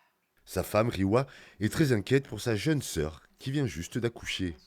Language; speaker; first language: French; native; French